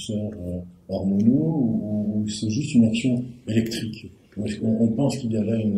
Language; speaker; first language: French; native; French